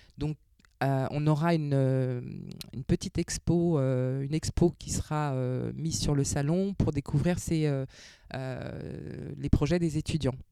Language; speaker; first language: French; native; French